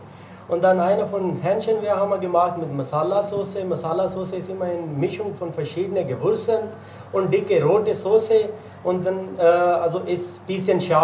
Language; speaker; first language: German; non-native, learner; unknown